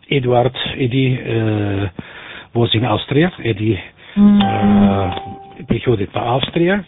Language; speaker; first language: Russian; non-native, learner; German